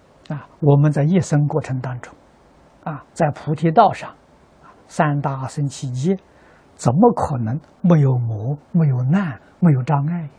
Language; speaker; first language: Chinese; native; Chinese